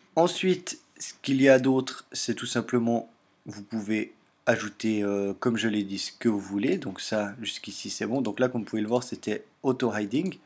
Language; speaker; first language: French; native; French